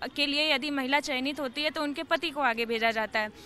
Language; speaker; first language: Hindi; native; Hindi